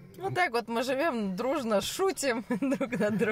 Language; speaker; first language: Russian; native; Russian